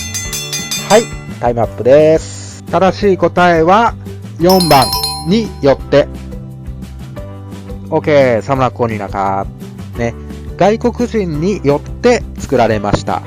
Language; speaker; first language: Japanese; non-native, fluent; Thai